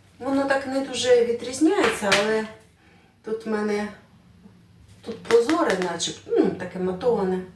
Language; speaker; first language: Ukrainian; non-native, local second language; Russian